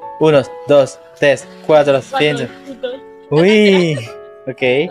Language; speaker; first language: Spanish; non-native, learner; Indonesian